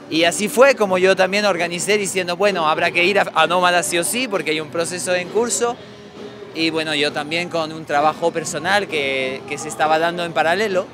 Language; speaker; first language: Spanish; non-native, fluent; French